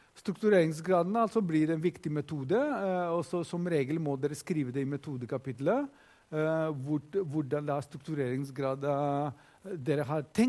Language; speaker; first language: Norwegian; non-native, fluent; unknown